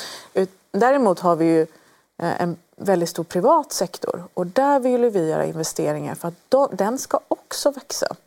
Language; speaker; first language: Swedish; early bilingual, other home language; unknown